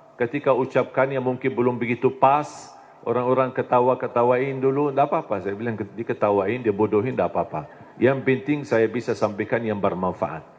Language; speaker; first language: Indonesian; non-native, fluent; Arabic